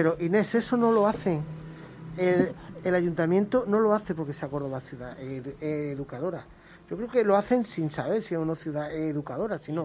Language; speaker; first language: Spanish; native; Spanish